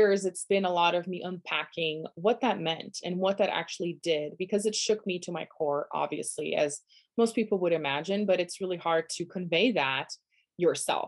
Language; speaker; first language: English; non-native, fluent; Portuguese